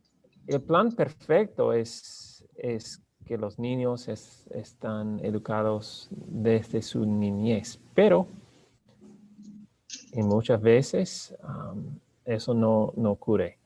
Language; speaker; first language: Spanish; non-native, learner; English